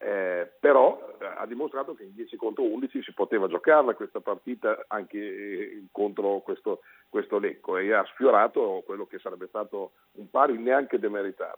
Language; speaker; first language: Italian; native; Italian